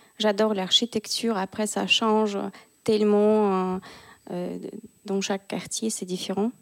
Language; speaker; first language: French; non-native, fluent; Russian